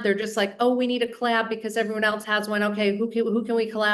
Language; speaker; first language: English; native; English